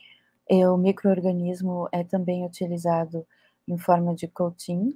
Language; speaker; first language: French; non-native, fluent; Portuguese